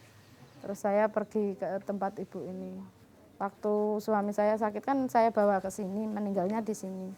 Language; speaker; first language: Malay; non-native, local second language; Javanese